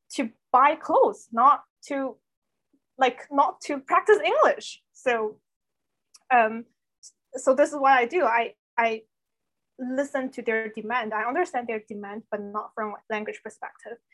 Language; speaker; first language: English; non-native, fluent; Chinese